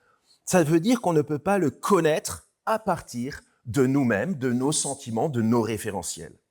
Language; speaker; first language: French; native; French